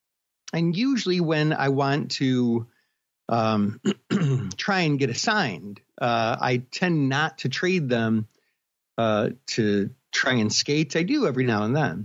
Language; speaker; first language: English; native; English